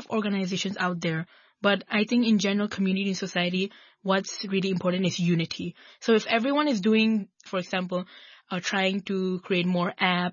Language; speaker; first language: English; non-native, local second language; Nepali